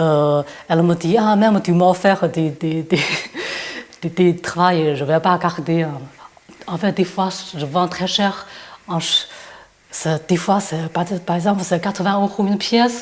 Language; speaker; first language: French; non-native, fluent; Chinese